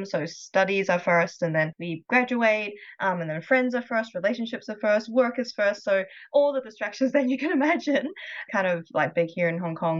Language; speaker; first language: English; non-native, local second language; Cantonese